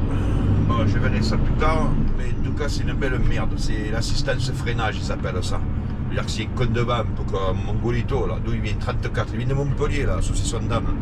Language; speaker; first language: French; native; French